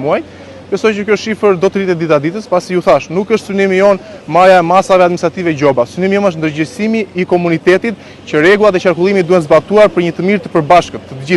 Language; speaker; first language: Albanian; native; Albanian